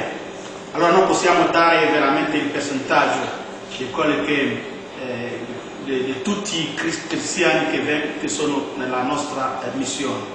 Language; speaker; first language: Italian; non-native, fluent; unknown